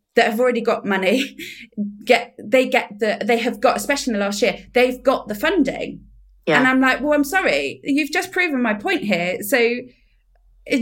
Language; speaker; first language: English; native; English